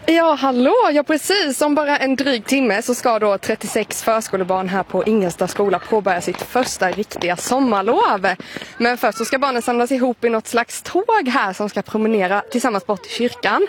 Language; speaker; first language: Swedish; native; Swedish